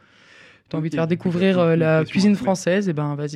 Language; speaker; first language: French; native; French